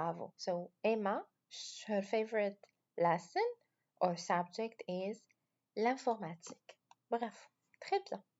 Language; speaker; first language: French; non-native, fluent; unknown